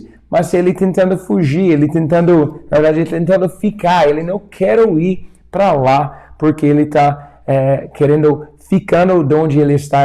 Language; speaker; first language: Portuguese; non-native, fluent; English